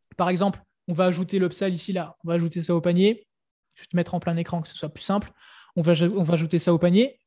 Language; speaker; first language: French; native; French